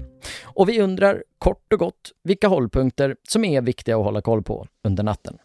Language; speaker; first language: Swedish; native; Swedish